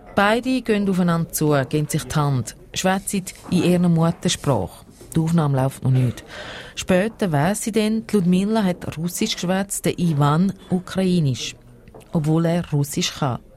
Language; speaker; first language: German; native; German